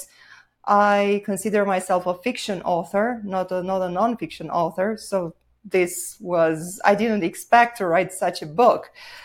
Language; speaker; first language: English; non-native, fluent; Romanian